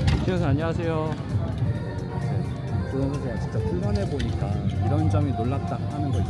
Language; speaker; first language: Korean; native; Korean